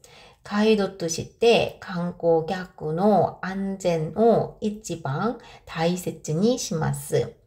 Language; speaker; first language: Japanese; non-native, fluent; Korean